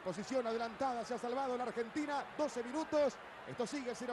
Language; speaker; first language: Spanish; native; Spanish